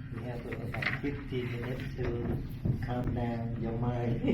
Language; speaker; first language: English; non-native, learner; Vietnamese